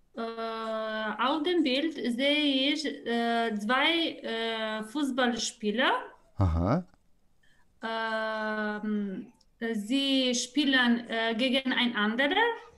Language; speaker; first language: German; non-native, learner; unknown